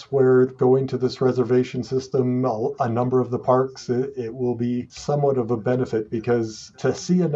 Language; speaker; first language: English; native; English